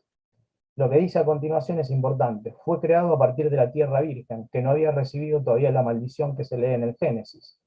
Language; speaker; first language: Spanish; native; Spanish